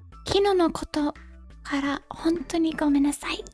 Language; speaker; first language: Japanese; non-native, learner; English